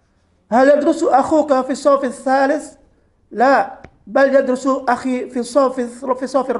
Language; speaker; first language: Arabic; non-native, learner; Indonesian